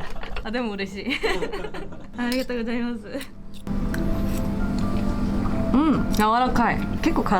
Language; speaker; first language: Japanese; non-native, learner; Korean